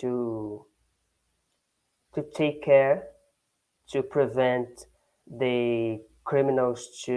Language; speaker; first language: English; non-native, learner; Portuguese